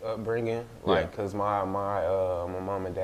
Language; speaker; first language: English; native; English